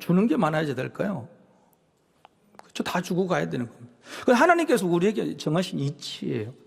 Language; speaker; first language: Korean; native; Korean